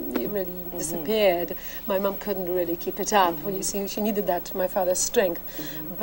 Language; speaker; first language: English; non-native, fluent; Polish